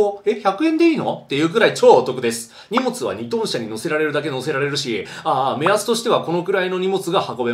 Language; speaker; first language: Japanese; native; Japanese